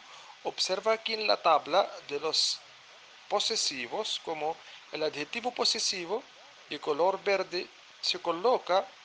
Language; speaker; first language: Spanish; non-native, fluent; Arabic